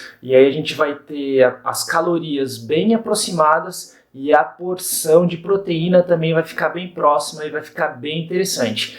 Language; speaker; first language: Portuguese; native; Portuguese